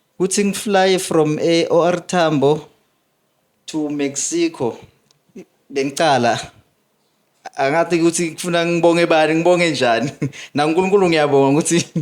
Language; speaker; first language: Zulu; non-native, local second language; Swati